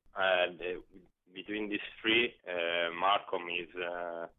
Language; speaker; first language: English; non-native, learner; Italian